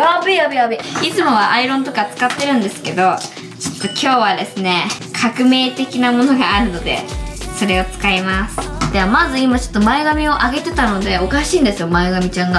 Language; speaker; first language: Japanese; native; Japanese